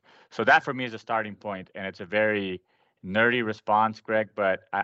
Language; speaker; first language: English; non-native, fluent; Spanish